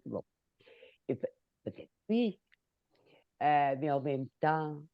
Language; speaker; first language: French; non-native, fluent; Portuguese